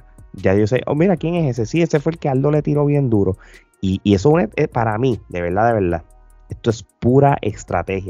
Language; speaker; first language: Spanish; native; Spanish